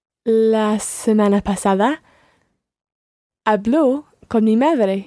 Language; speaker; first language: Spanish; non-native, learner; English